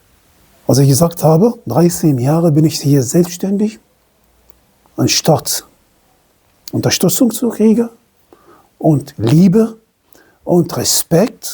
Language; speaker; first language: German; non-native, fluent; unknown